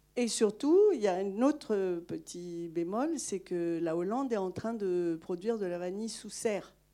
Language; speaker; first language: French; non-native, local second language; Malagasy